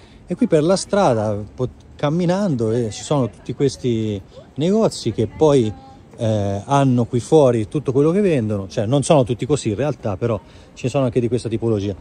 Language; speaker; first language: Italian; native; Italian